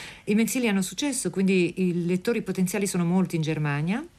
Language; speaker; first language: Italian; native; Italian